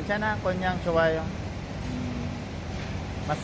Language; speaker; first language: Korean; non-native, learner; Filipino